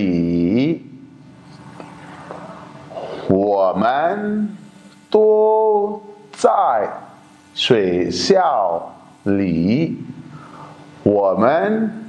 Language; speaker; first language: Chinese; non-native, fluent; Urdu